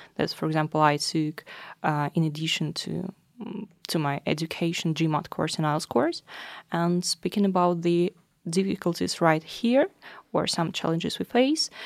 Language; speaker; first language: English; non-native, fluent; Russian